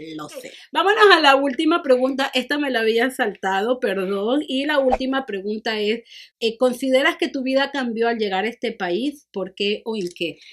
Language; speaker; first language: Spanish; native; Spanish